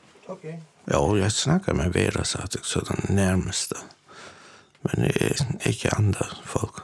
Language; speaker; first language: Danish; non-native, fluent; Turkish